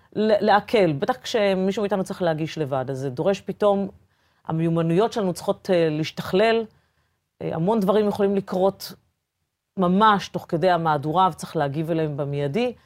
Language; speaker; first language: Hebrew; early bilingual, other home language; Portuguese